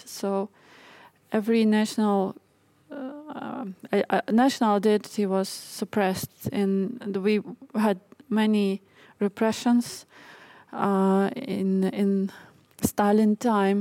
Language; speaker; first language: English; non-native, fluent; Russian